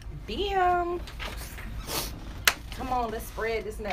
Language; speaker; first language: English; native; English